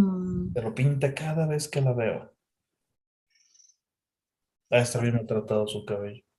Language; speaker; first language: Spanish; non-native, fluent; English